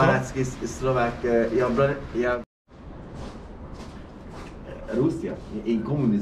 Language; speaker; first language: German; non-native, learner; Hungarian